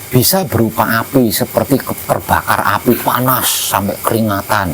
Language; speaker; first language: Indonesian; non-native, local second language; Javanese